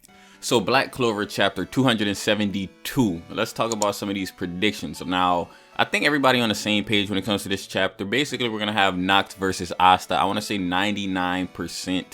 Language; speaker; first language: English; native; English